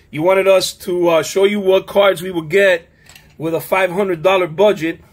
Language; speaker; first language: English; native; English